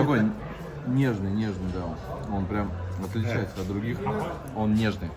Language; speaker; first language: Russian; native; Russian